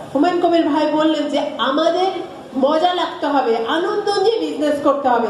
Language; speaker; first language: Bangla; early bilingual, heritage; Bangla